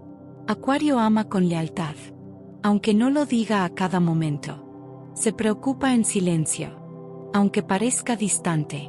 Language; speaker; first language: Spanish; native; Spanish